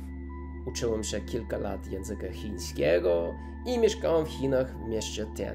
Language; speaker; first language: Polish; non-native, learner; English